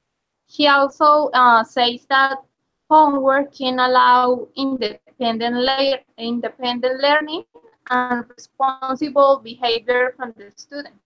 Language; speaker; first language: English; non-native, learner; Spanish